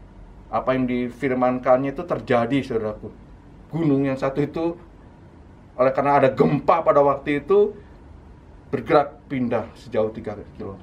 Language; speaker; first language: Indonesian; native; Indonesian